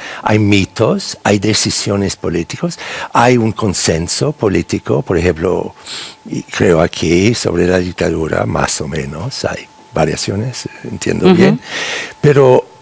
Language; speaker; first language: Spanish; non-native, fluent; English